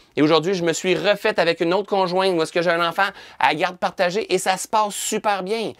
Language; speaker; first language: French; native; French